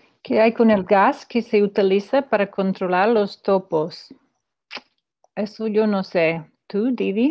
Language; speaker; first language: Spanish; non-native, fluent; English